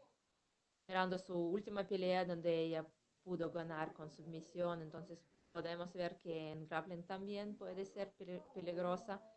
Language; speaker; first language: Spanish; non-native, fluent; Russian